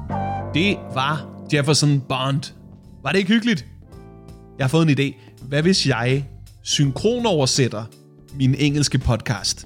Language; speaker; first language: Danish; native; Danish